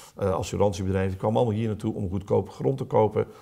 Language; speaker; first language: Dutch; native; Dutch